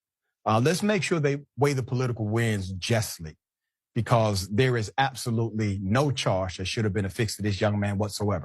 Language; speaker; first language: English; native; English